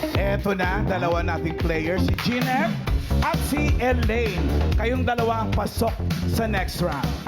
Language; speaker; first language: Filipino; native; Filipino